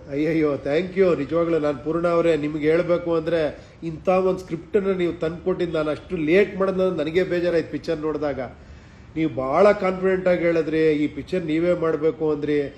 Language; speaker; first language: Kannada; native; Kannada